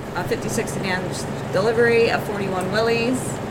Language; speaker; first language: English; native; English